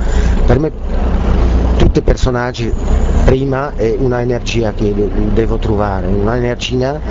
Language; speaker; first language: Italian; non-native, learner; Czech